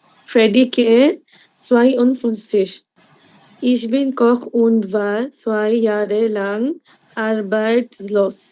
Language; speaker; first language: German; non-native, learner; Bangla